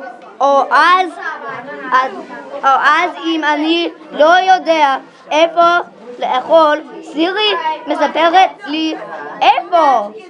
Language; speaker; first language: Hebrew; non-native, learner; English